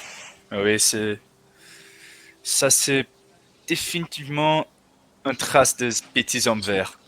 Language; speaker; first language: French; non-native, learner; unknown